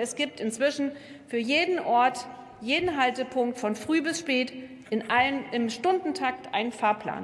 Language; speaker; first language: German; native; German